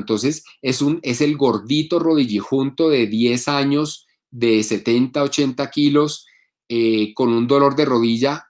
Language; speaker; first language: Spanish; native; Spanish